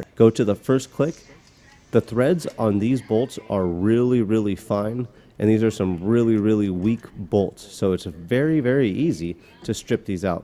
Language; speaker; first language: English; native; English